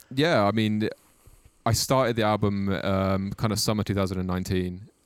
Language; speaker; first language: English; native; English